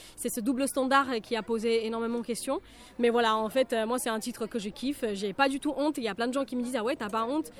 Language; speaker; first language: French; non-native, fluent; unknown